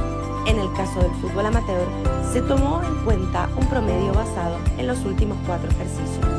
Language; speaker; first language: Spanish; native; Spanish